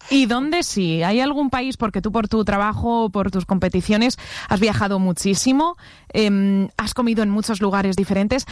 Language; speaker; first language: Spanish; native; Spanish